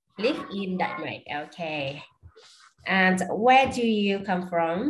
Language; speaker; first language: English; non-native, fluent; Vietnamese